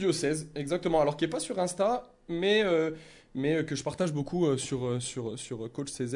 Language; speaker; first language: French; native; French